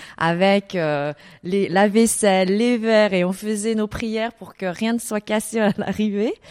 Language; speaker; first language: French; early bilingual, other home language; Vietnamese